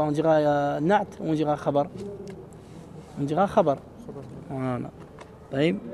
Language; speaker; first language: Arabic; non-native, learner; French